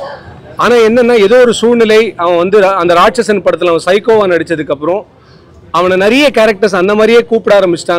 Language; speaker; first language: Tamil; native; Tamil